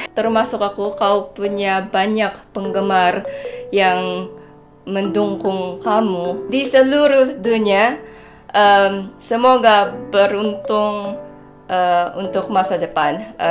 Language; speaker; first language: Indonesian; non-native, learner; Japanese